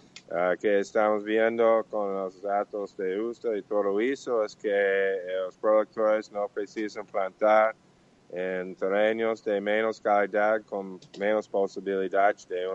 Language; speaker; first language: Portuguese; non-native, learner; Spanish